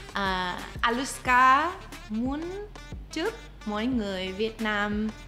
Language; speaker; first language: Vietnamese; non-native, learner; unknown